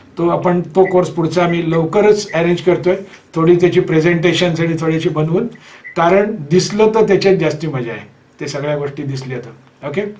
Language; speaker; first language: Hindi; non-native, local second language; Marathi